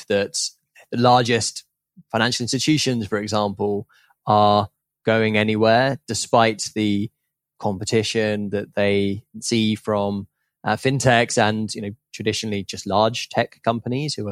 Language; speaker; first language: English; native; English